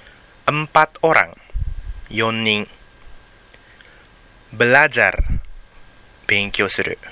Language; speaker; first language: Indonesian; non-native, fluent; Japanese